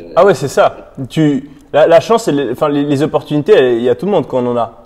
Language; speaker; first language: French; native; French